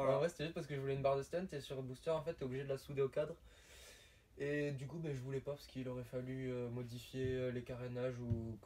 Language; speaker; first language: French; native; French